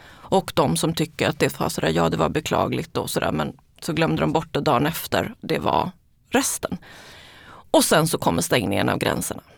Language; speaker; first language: Swedish; early bilingual, other home language; Spanish